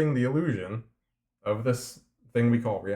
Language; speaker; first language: English; native; English